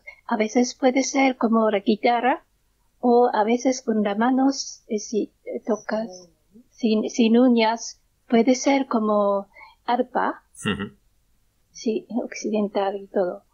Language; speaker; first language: Spanish; non-native, learner; Japanese